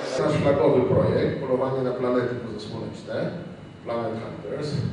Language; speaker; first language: Polish; native; Polish